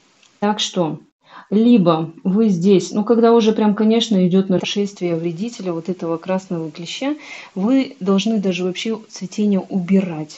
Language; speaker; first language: Russian; native; Russian